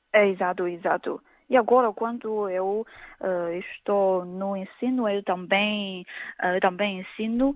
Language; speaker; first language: Portuguese; non-native, fluent; Chinese